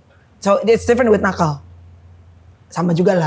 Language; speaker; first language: Indonesian; native; Indonesian